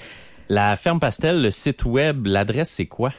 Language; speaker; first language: French; native; French